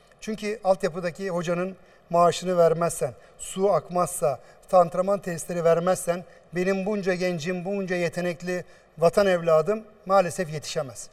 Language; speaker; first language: Turkish; native; Turkish